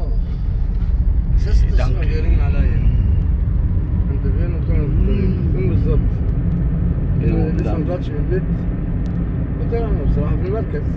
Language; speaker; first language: Arabic; native; Arabic